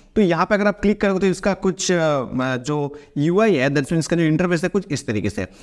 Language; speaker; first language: Hindi; non-native, local second language; Bangla